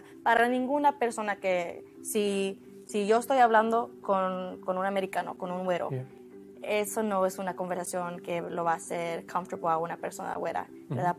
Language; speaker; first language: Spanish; early bilingual, heritage; Spanish